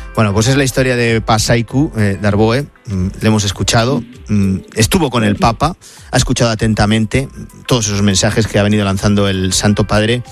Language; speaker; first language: Spanish; native; Spanish